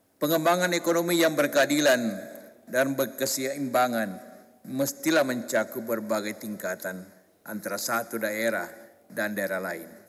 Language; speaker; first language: Indonesian; non-native, local second language; Buginese